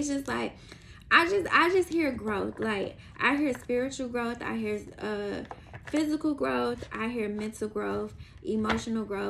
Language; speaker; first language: English; native; English